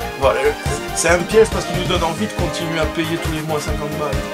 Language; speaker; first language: French; native; French